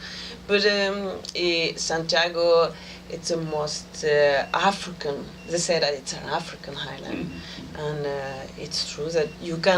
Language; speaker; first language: English; non-native, fluent; French